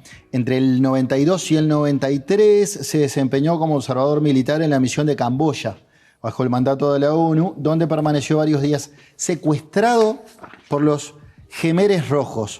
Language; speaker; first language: Spanish; native; Spanish